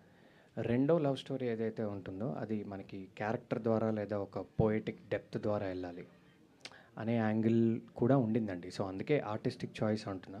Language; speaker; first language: Telugu; native; Telugu